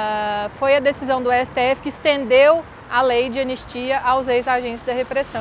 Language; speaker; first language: Portuguese; native; Portuguese